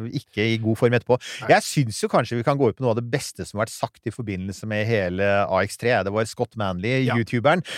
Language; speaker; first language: Norwegian; early bilingual, other home language; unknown